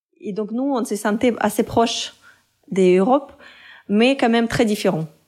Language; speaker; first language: French; non-native, fluent; Russian